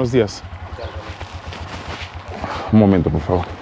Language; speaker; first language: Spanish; non-native, learner; Haitian Creole